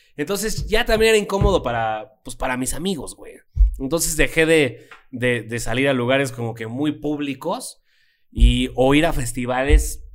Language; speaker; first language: Spanish; native; Spanish